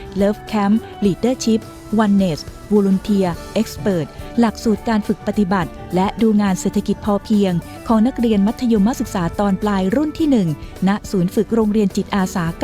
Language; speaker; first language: Thai; native; Thai